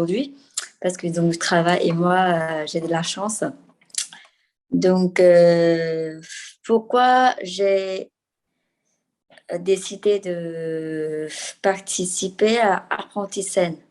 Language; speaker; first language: French; non-native, fluent; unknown